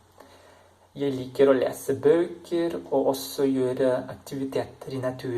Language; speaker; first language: Norwegian; non-native, learner; Portuguese